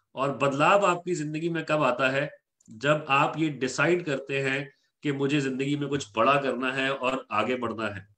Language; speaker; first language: Hindi; native; Hindi